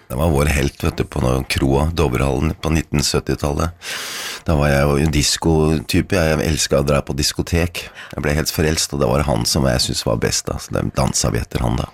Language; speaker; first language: Norwegian; native; Norwegian